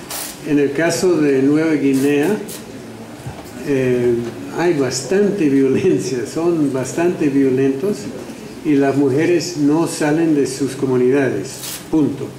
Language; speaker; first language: Spanish; non-native, fluent; English